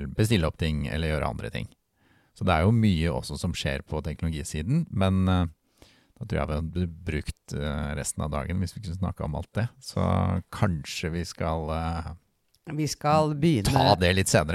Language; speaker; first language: Norwegian; native; Norwegian